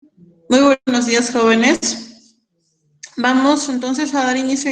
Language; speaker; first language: Spanish; native; Spanish